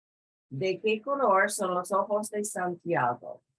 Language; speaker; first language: Spanish; non-native, fluent; English